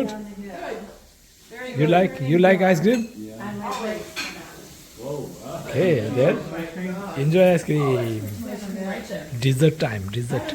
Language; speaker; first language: English; non-native, learner; Tibetan